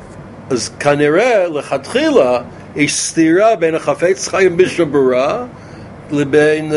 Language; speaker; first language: Hebrew; non-native, fluent; English